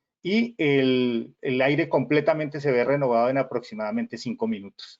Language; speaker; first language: Spanish; native; Spanish